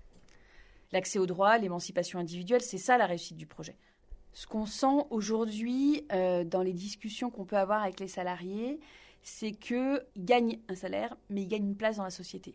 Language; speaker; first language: French; native; French